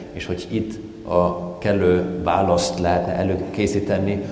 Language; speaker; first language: Hungarian; non-native, fluent; German